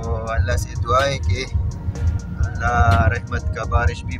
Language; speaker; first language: Hindi; non-native, local second language; Pashto